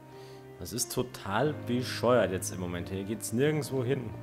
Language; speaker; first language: German; native; German